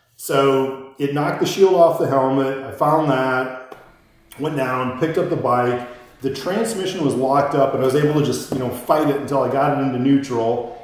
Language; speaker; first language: English; native; English